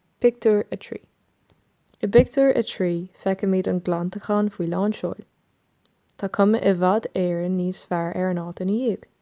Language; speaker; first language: Irish; non-native, local second language; English